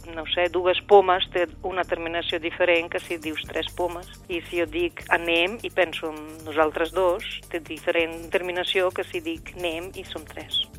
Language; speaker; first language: Catalan; non-native, fluent; Slovenian